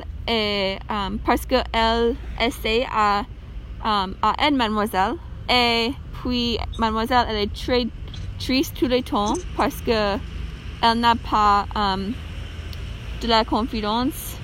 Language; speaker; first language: French; non-native, learner; English